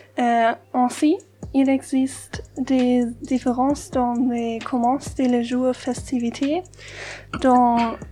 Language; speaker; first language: French; non-native, learner; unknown